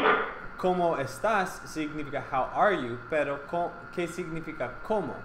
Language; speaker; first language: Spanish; non-native, fluent; English